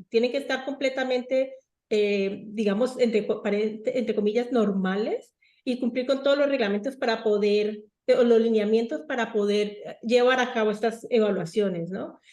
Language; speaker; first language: Spanish; native; Spanish